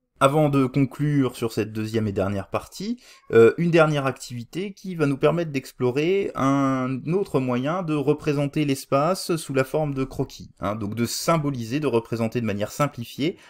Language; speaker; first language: French; native; French